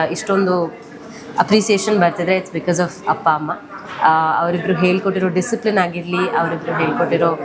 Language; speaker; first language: Kannada; native; Kannada